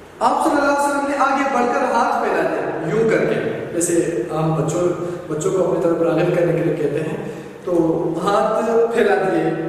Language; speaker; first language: Urdu; non-native, local second language; Pashto